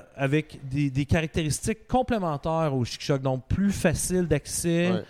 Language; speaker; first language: French; native; French